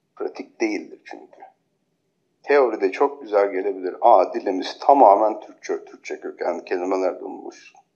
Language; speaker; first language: Turkish; native; Turkish